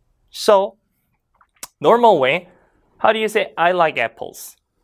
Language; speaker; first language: English; non-native, fluent; Korean